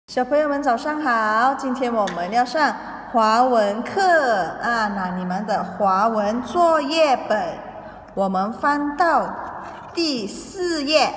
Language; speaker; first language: Chinese; early bilingual, heritage; Indonesian